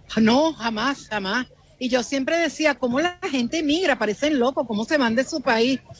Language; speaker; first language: Spanish; native; Spanish